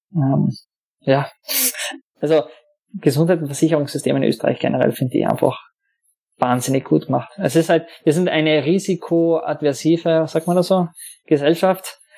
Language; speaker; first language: German; native; German